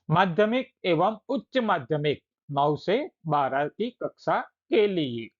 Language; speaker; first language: Hindi; non-native, local second language; Gujarati